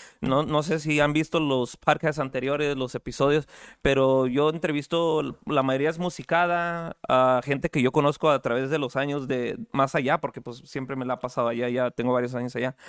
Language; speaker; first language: Spanish; early bilingual, heritage; Spanish